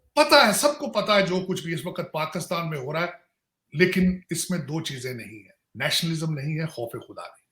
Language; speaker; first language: Urdu; non-native, local second language; Punjabi